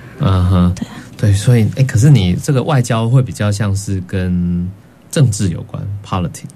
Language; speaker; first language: Chinese; native; Chinese